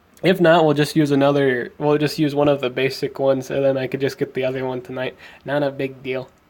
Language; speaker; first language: English; native; English